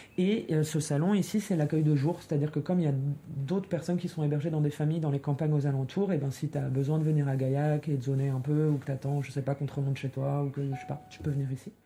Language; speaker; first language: French; native; French